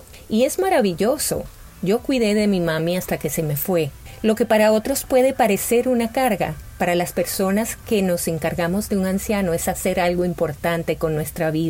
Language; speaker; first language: Spanish; native; Spanish